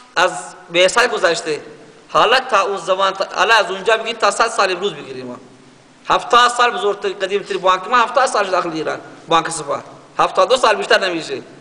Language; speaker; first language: Persian; native; Persian